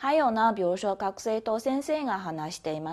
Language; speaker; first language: Japanese; non-native, fluent; Chinese